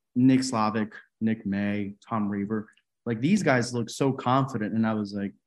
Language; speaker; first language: English; non-native, fluent; Spanish